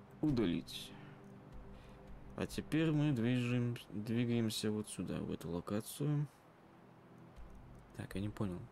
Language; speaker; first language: Russian; native; Russian